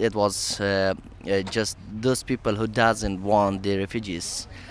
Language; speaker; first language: English; non-native, learner; Persian